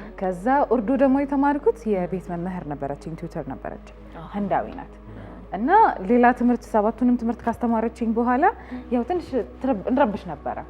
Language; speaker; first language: Amharic; early bilingual, heritage; Arabic